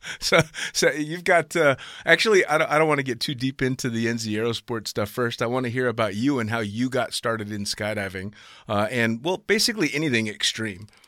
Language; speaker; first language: English; native; English